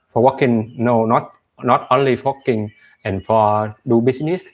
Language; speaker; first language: English; non-native, learner; Vietnamese